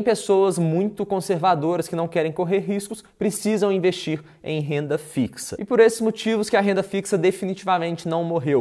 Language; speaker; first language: Portuguese; native; Portuguese